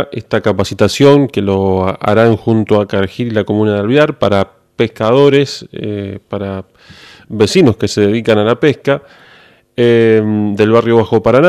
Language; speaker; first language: Spanish; native; Spanish